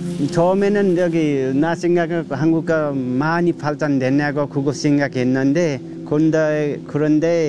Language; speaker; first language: Korean; non-native, learner; Nepali